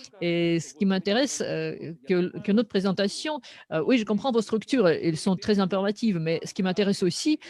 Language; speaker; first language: French; non-native, fluent; Russian